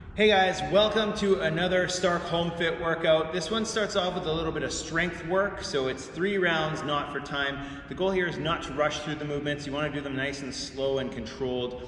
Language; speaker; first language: English; native; English